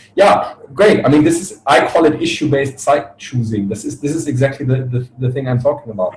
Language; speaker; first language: English; non-native, fluent; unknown